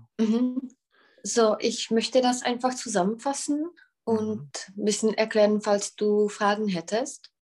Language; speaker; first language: German; non-native, fluent; Czech